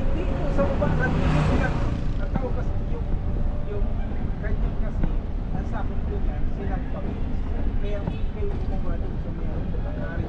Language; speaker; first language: Filipino; non-native, local second language; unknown